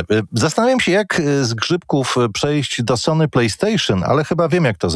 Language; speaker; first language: Polish; native; Polish